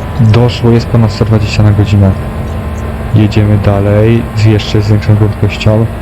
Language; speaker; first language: Polish; native; Polish